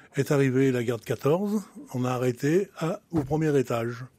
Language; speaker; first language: French; native; French